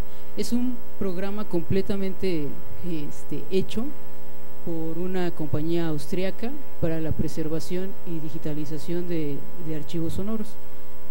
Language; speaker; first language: Spanish; native; Spanish